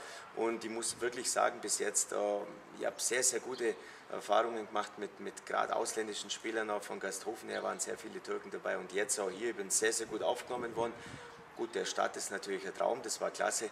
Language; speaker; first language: German; native; German